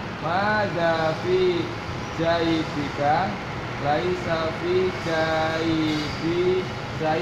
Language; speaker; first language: Arabic; non-native, learner; Indonesian